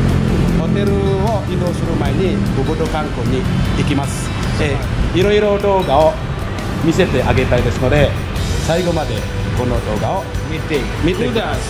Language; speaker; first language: Japanese; non-native, fluent; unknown